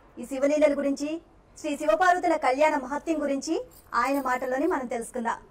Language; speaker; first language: Telugu; native; Telugu